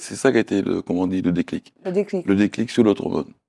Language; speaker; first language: French; native; French